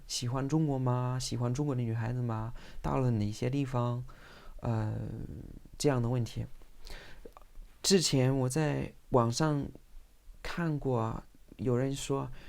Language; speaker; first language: Chinese; non-native, fluent; English